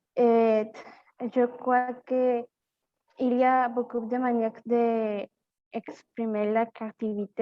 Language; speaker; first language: French; non-native, learner; Spanish